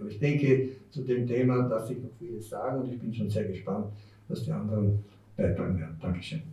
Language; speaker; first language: German; native; German